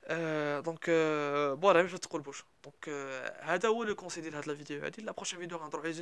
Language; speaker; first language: Arabic; native; Arabic